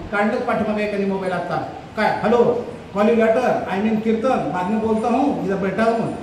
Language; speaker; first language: Hindi; non-native, local second language; Marathi